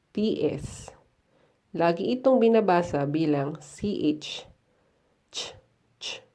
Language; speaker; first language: Filipino; native; Filipino